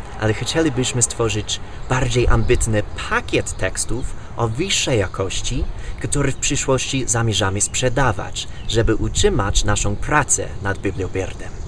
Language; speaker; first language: Polish; non-native, fluent; English